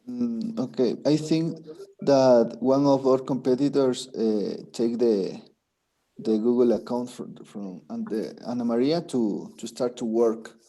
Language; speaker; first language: English; non-native, learner; Spanish